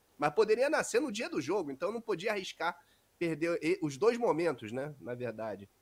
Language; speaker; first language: Portuguese; native; Portuguese